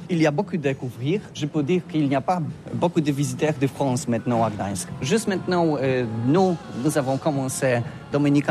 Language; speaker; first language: French; non-native, learner; Polish